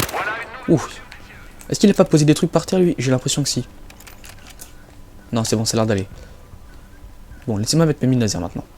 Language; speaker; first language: French; native; French